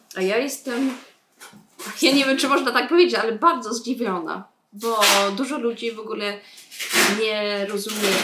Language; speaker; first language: Polish; early bilingual, heritage; Polish